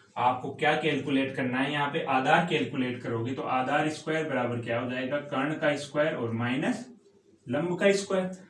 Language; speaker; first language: Hindi; native; Hindi